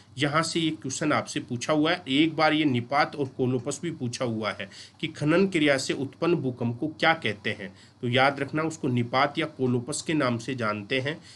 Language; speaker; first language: Hindi; native; Hindi